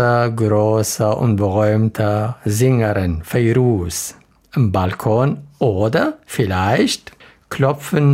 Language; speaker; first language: German; non-native, learner; Arabic